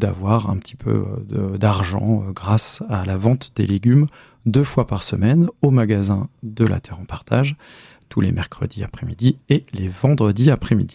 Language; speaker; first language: French; native; French